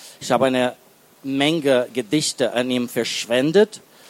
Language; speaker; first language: German; non-native, learner; Portuguese